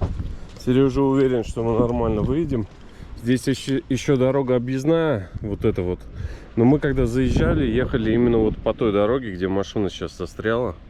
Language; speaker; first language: Russian; native; Russian